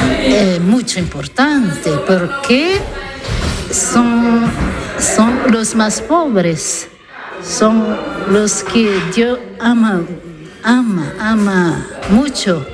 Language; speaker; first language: Spanish; non-native, learner; French